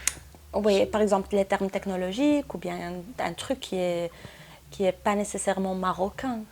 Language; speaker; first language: French; non-native, local second language; Arabic